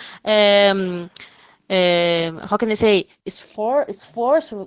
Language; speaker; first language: English; non-native, fluent; Portuguese